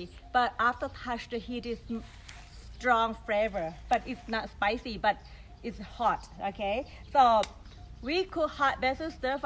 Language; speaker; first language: English; non-native, learner; Thai